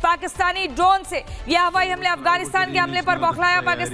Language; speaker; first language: Hindi; native; Hindi